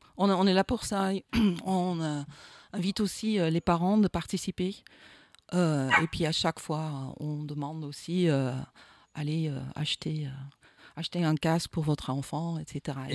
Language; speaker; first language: French; non-native, fluent; Dutch